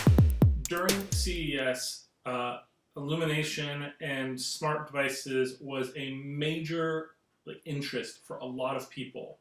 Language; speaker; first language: English; native; English